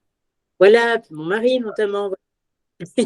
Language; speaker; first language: French; native; French